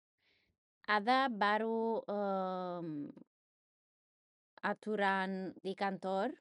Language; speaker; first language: Indonesian; non-native, learner; English